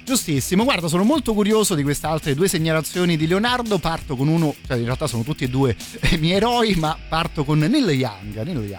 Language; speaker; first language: Italian; native; Italian